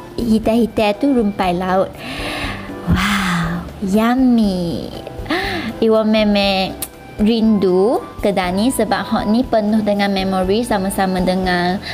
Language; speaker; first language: Malay; non-native, local second language; Chinese